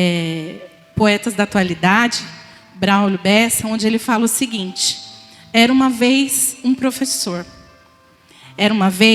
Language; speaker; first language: Portuguese; native; Portuguese